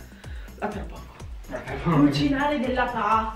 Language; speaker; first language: Italian; native; Italian